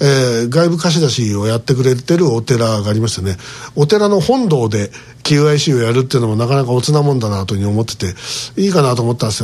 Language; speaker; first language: Japanese; native; Japanese